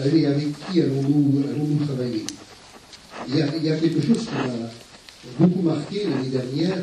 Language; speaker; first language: French; native; French